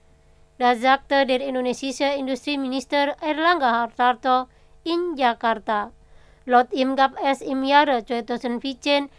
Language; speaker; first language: German; non-native, fluent; Indonesian